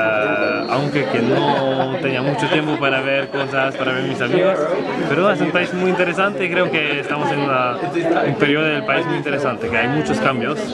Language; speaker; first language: Spanish; non-native, fluent; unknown